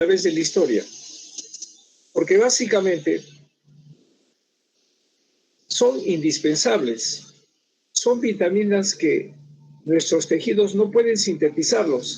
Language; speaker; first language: Spanish; native; Spanish